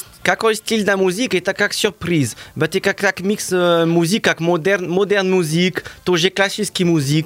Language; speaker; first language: Russian; non-native, learner; French